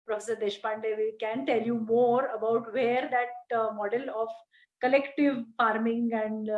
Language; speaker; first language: English; non-native, local second language; Marathi